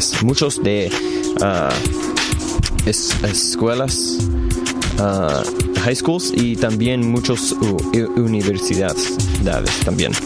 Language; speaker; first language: Spanish; non-native, learner; English